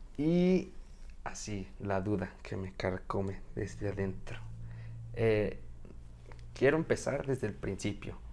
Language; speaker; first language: Spanish; native; Spanish